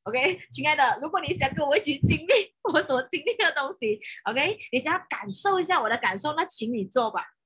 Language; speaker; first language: Chinese; native; Chinese